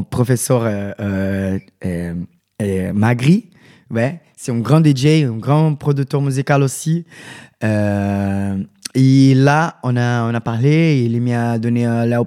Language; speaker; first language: French; non-native, learner; Portuguese